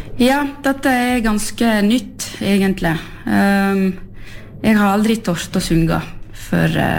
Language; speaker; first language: Norwegian; early bilingual, heritage; French